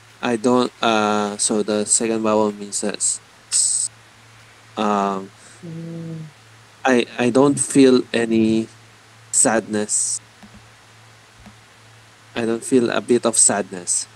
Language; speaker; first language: English; non-native, learner; Spanish